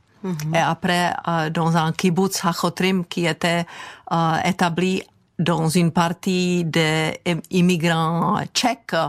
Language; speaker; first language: French; non-native, fluent; Czech